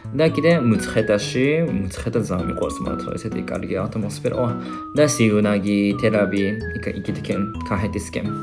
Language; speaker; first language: Georgian; non-native, fluent; Japanese